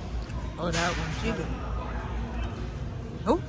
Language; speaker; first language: English; native; English